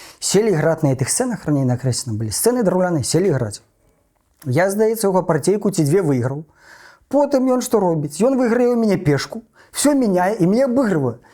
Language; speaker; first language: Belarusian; non-native, local second language; Russian